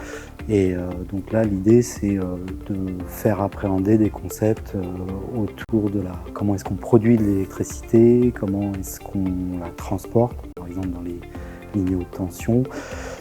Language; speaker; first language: French; native; French